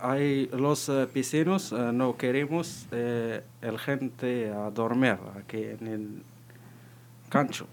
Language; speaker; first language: Spanish; non-native, learner; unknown